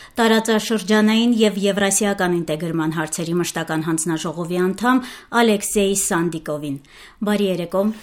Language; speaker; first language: Armenian; native; Armenian